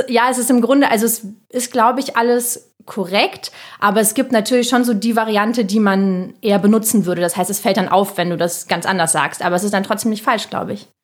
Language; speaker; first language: German; early bilingual, other home language; Russian